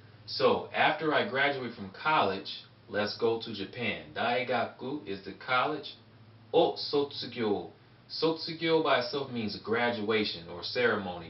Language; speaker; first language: English; native; English